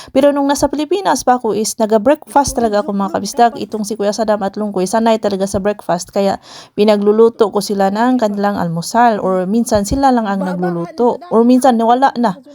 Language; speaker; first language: Filipino; non-native, local second language; Cebuano